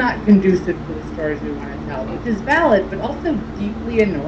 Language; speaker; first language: English; native; English